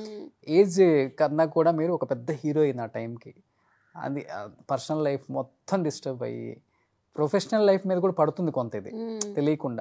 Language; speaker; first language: Telugu; native; Telugu